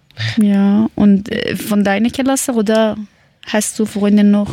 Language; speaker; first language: German; non-native, learner; Persian